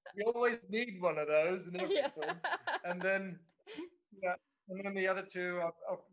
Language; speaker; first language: English; native; English